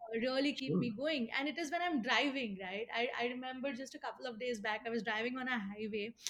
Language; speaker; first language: English; non-native, local second language; Hindi